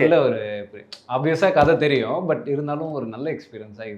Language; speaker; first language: Tamil; native; Tamil